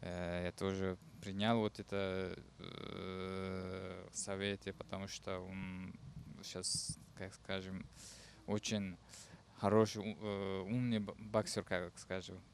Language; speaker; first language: Russian; non-native, learner; Uzbek